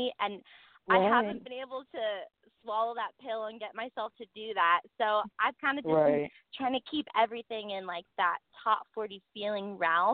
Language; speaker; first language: English; native; English